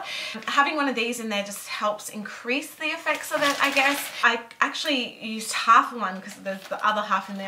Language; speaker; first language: English; native; English